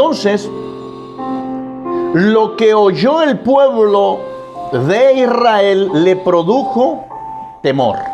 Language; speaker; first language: Spanish; native; Spanish